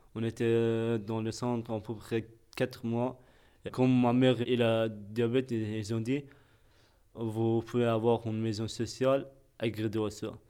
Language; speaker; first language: French; non-native, fluent; Persian